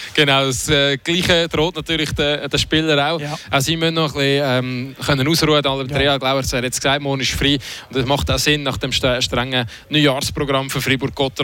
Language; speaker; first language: German; native; German